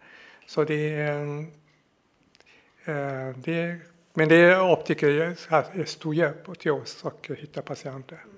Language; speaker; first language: Swedish; non-native, fluent; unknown